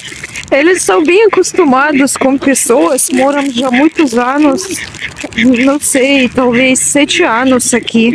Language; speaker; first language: Portuguese; non-native, learner; Russian